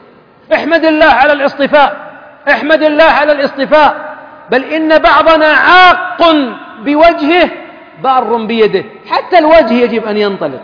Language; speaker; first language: Arabic; native; Arabic